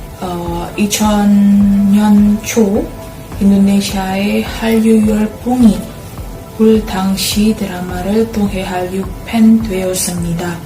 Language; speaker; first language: Korean; non-native, fluent; Indonesian